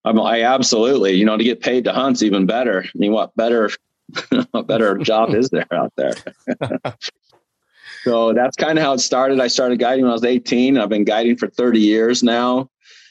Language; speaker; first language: English; native; English